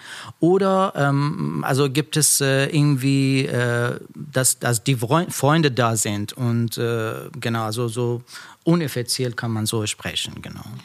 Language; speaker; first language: German; non-native, learner; Persian